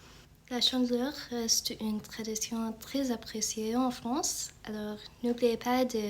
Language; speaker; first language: French; non-native, fluent; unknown